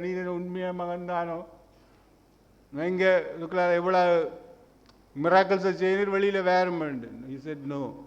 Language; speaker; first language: English; non-native, local second language; Tamil